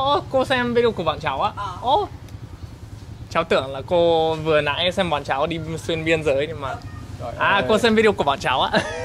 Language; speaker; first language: Vietnamese; non-native, fluent; English